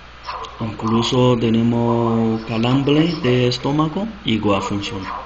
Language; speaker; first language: Spanish; non-native, learner; Chinese